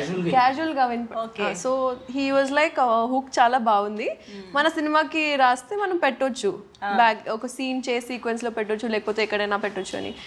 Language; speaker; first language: Telugu; non-native, local second language; Urdu